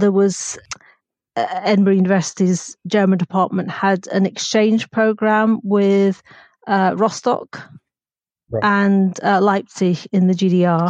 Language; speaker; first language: English; native; English